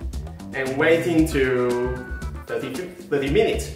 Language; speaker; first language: English; non-native, learner; Chinese